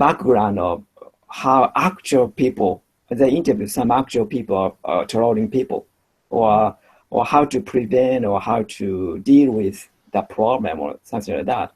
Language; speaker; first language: English; non-native, learner; Japanese